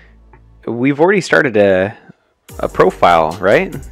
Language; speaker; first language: English; native; English